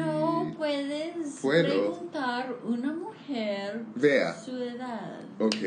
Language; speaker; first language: Spanish; non-native, fluent; English